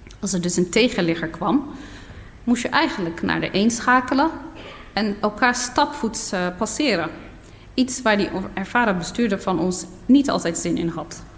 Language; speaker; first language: Dutch; early bilingual, other home language; Riffian